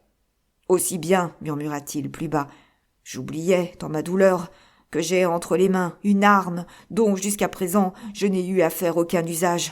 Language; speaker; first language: French; native; French